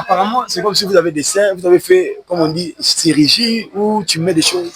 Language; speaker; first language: French; non-native, local second language; Lingala